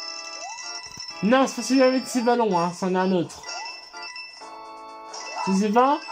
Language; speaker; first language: French; native; French